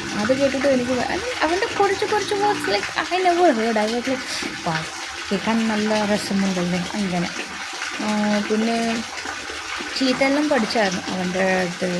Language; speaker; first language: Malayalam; non-native, local second language; Telugu